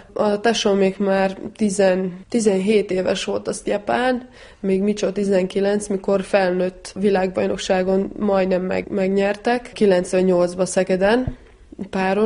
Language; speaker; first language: Hungarian; non-native, fluent; Serbian